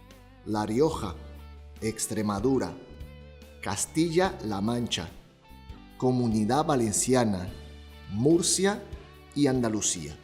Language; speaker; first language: Spanish; non-native, fluent; Portuguese